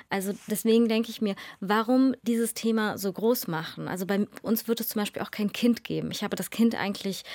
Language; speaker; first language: German; native; German